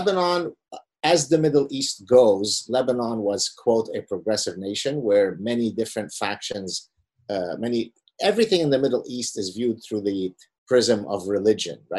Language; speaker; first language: English; early bilingual, other home language; Arabic